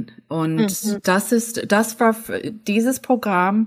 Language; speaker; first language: German; non-native, fluent; English